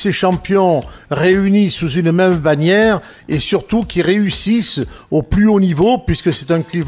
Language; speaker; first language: French; native; French